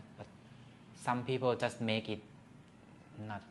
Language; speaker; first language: English; non-native, learner; Thai